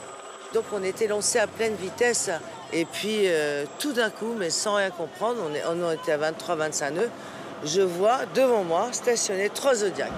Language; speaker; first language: French; native; French